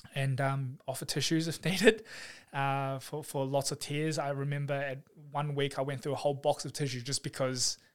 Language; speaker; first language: English; native; English